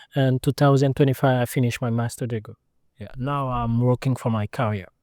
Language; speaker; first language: English; non-native, learner; Lingala